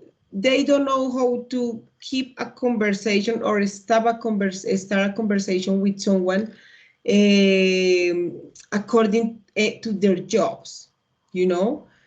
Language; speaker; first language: English; non-native, learner; Spanish